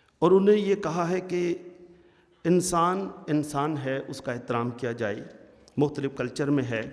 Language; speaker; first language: Urdu; non-native, local second language; Punjabi